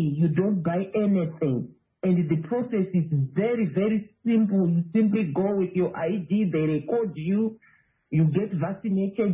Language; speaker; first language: English; non-native, local second language; Shona